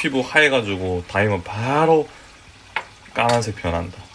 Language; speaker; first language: Korean; native; Korean